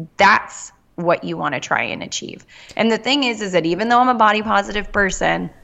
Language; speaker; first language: English; native; English